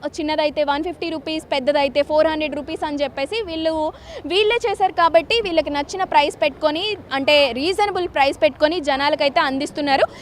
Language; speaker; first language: Telugu; native; Telugu